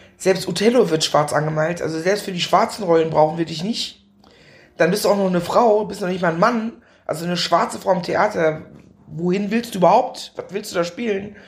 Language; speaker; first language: German; early bilingual, other home language; Akan